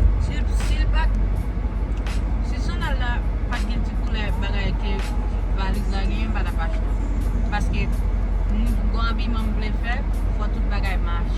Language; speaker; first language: Haitian Creole; early bilingual, heritage; Haitian Creole